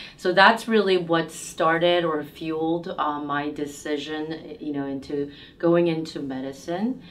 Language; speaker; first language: English; early bilingual, other home language; Korean